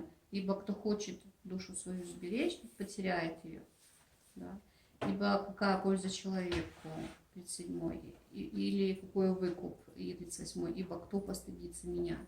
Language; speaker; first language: Russian; native; Russian